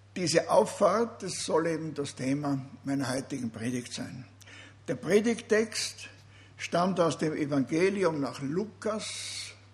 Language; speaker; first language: German; native; German